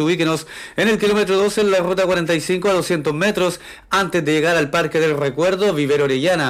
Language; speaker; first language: Spanish; native; Spanish